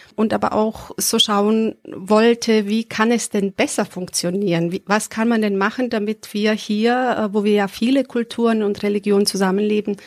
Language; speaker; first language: German; early bilingual, other home language; Serbian